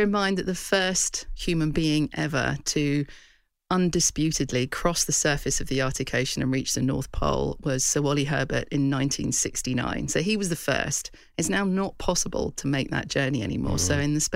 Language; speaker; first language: English; native; English